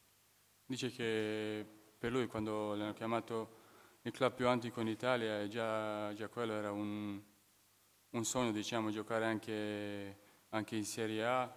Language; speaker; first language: Italian; non-native, fluent; Serbian